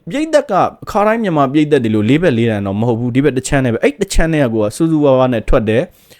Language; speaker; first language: Burmese; native; Burmese